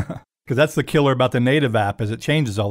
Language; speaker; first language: English; native; English